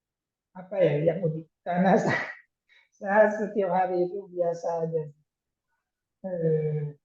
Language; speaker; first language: Indonesian; non-native, fluent; Thai